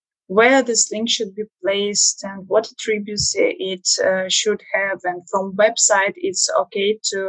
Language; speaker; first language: English; non-native, learner; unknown